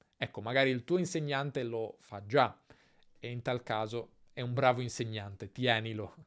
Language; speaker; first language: Italian; native; Italian